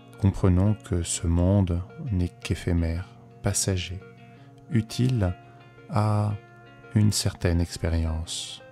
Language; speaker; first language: French; native; French